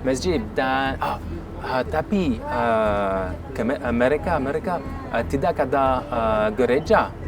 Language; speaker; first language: Indonesian; non-native, learner; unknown